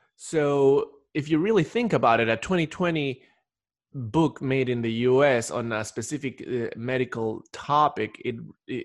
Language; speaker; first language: English; non-native, fluent; Spanish